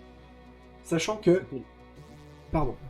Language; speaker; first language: French; native; French